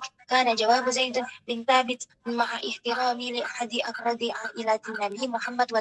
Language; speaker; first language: Arabic; non-native, learner; Indonesian